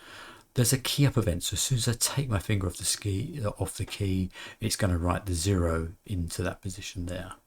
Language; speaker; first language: English; native; English